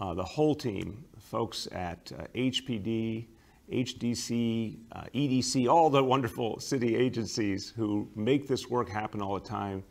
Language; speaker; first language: English; native; English